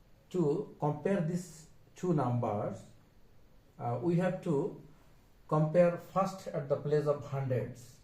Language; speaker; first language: English; non-native, local second language; Bangla